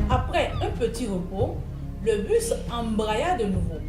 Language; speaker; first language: French; native; French